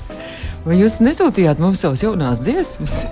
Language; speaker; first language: Latvian; native; Latvian